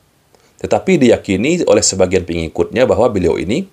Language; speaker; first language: Indonesian; native; Indonesian